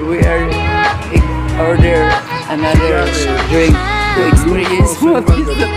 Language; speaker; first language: English; non-native, local second language; Cebuano